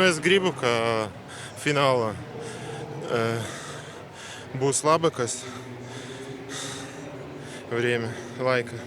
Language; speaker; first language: Latvian; non-native, local second language; Russian